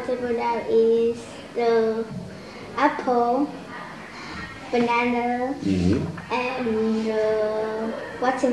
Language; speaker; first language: English; non-native, learner; Vietnamese